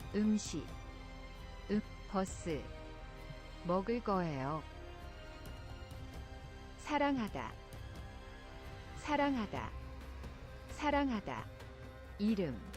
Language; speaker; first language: Korean; non-native, learner; English